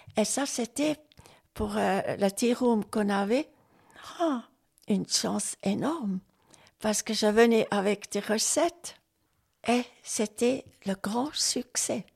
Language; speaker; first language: French; non-native, local second language; Swiss German